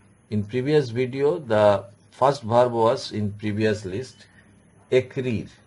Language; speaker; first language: English; non-native, local second language; Bangla